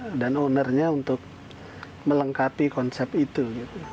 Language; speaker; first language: Indonesian; native; Indonesian